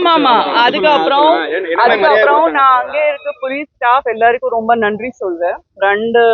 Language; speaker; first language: Tamil; non-native, learner; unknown